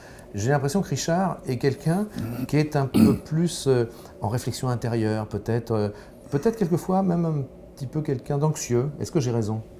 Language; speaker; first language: French; native; French